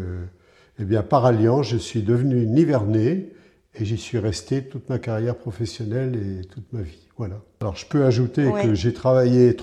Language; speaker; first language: French; native; French